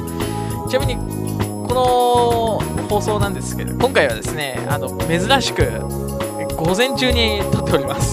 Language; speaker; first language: Japanese; native; Japanese